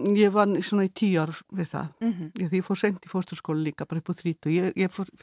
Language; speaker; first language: Icelandic; native; Icelandic